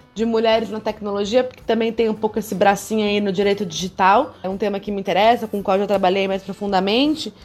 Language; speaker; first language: Portuguese; native; Portuguese